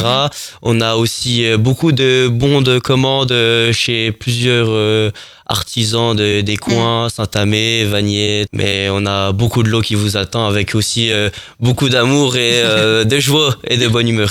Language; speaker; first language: French; native; French